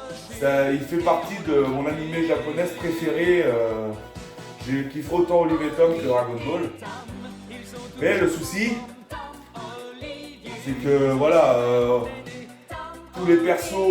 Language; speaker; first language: French; native; French